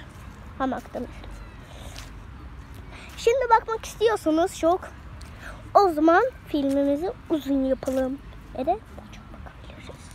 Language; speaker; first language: Turkish; early bilingual, heritage; Turkish